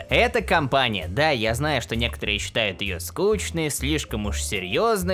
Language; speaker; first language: Russian; native; Russian